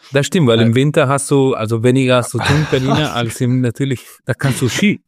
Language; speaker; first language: German; non-native, fluent; Spanish